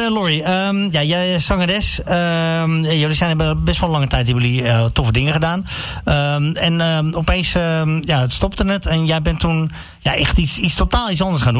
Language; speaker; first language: Dutch; native; Dutch